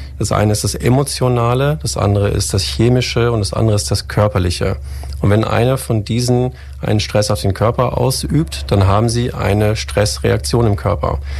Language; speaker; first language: German; native; German